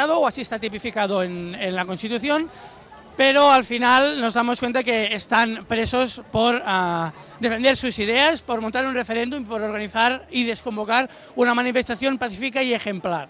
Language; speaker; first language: Spanish; non-native, local second language; Catalan